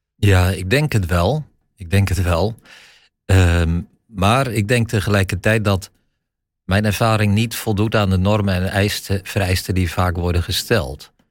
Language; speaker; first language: Dutch; native; Dutch